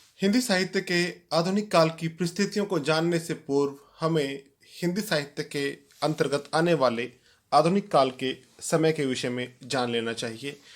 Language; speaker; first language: Hindi; native; Hindi